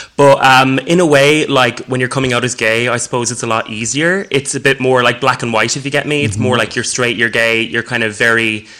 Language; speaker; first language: English; native; English